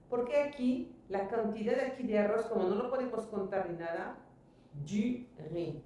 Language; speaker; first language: Spanish; non-native, fluent; French